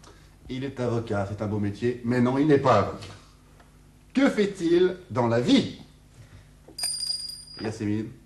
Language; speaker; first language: French; native; French